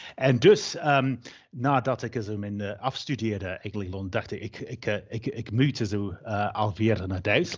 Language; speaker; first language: Dutch; non-native, fluent; English